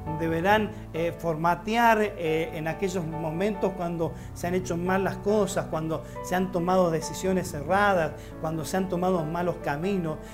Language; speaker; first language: Spanish; native; Spanish